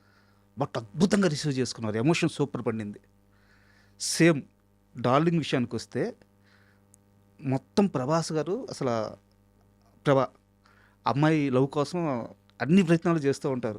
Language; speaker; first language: Telugu; native; Telugu